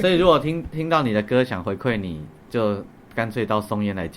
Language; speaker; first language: Chinese; native; Chinese